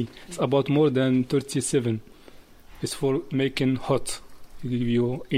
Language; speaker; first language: English; non-native, learner; Arabic